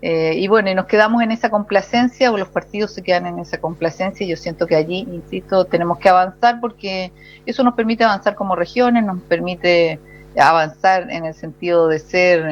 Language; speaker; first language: Spanish; native; Spanish